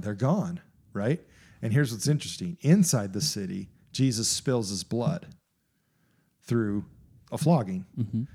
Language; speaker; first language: English; native; English